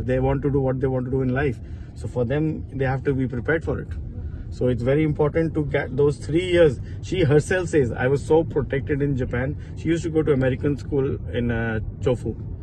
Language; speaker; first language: English; non-native, local second language; Hindi